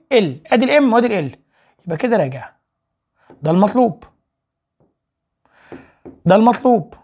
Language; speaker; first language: Arabic; native; Arabic